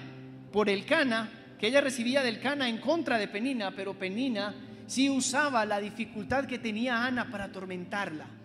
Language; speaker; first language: Spanish; native; Spanish